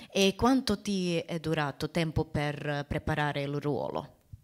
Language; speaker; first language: Italian; non-native, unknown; Serbian